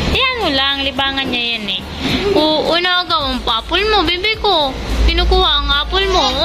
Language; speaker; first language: Filipino; non-native, local second language; Bikol